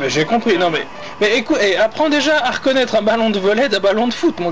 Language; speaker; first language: French; native; French